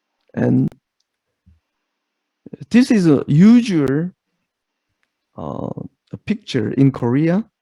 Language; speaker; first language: English; non-native, fluent; Korean